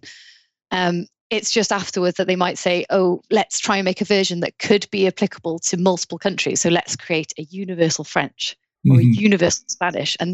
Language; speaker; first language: English; native; English